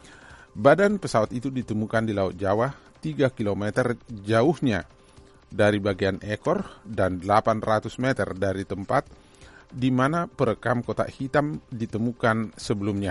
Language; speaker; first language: Indonesian; native; Indonesian